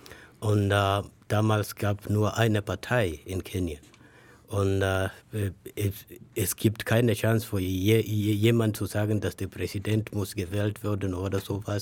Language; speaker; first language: German; non-native, learner; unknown